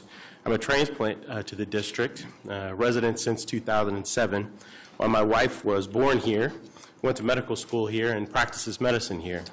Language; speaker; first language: English; native; English